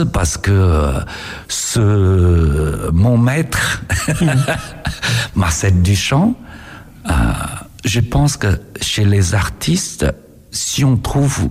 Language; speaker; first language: French; non-native, fluent; Chinese